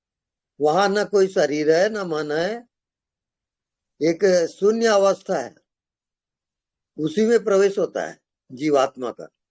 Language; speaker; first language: Hindi; native; Hindi